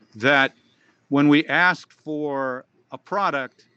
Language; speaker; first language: English; native; English